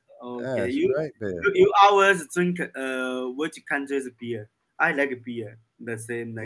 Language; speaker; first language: English; non-native, learner; Chinese